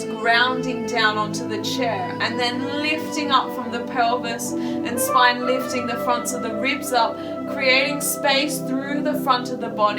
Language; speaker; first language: English; native; English